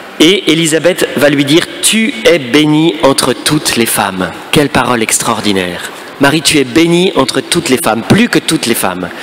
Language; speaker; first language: French; native; French